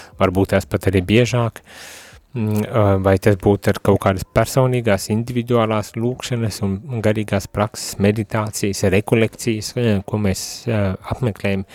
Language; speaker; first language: Latvian; native; Latvian